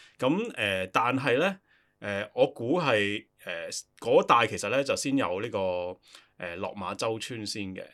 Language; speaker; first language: Cantonese; native; Cantonese